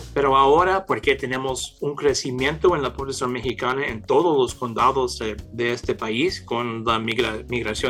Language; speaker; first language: Spanish; early bilingual, heritage; Spanish